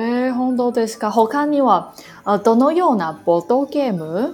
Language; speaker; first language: Japanese; non-native, learner; Chinese